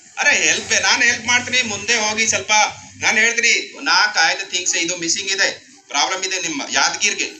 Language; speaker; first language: Kannada; non-native, learner; Hindi